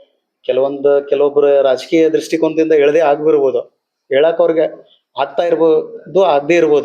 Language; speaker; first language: Kannada; native; Kannada